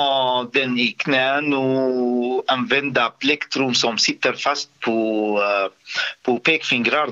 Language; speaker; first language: Swedish; non-native, fluent; Arabic